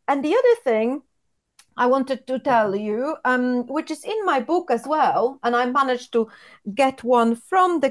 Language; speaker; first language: English; non-native, fluent; Polish